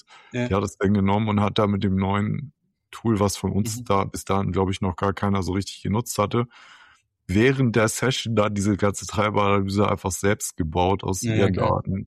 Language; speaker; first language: German; native; German